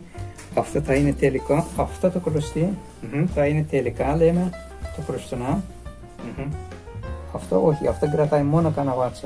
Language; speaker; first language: Greek; non-native, learner; Persian